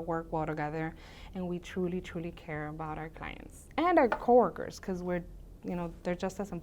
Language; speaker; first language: English; early bilingual, other home language; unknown